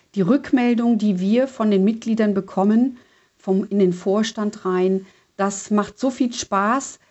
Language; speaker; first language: German; native; German